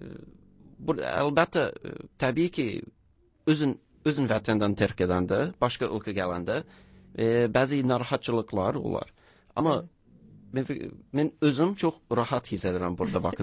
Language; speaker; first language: Turkish; non-native, learner; English